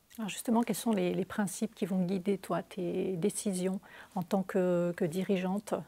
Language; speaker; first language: French; native; French